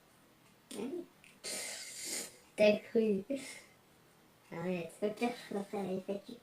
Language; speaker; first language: French; native; French